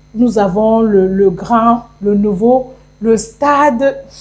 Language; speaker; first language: French; non-native, local second language; English